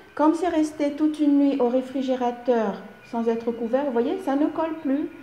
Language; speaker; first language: French; non-native, local second language; Malagasy